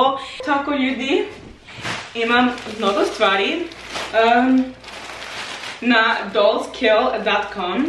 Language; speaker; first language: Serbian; non-native, learner; English